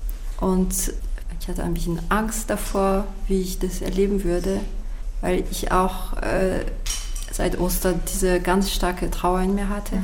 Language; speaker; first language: German; non-native, fluent; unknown